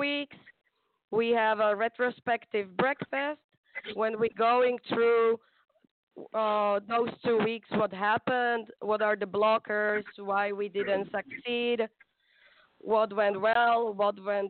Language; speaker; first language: English; non-native, fluent; Slovak